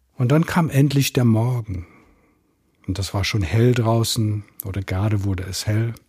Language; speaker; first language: German; non-native, fluent; English